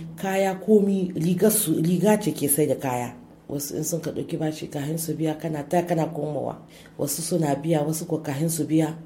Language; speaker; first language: Hausa; native; Hausa